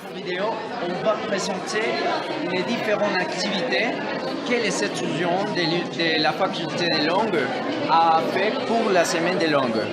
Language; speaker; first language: French; non-native, learner; Spanish